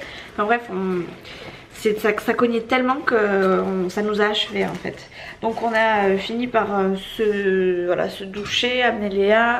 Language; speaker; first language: French; native; French